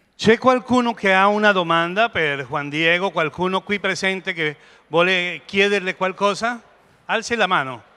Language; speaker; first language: Italian; non-native, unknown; Spanish